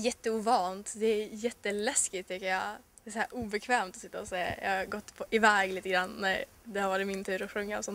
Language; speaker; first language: Swedish; native; Swedish